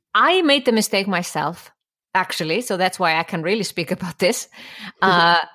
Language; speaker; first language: English; non-native, fluent; Icelandic